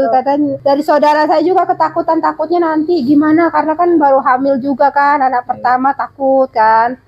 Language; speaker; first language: Indonesian; non-native, local second language; Javanese